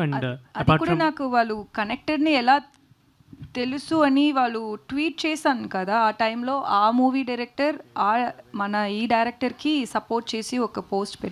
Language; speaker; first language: Telugu; non-native, learner; Tamil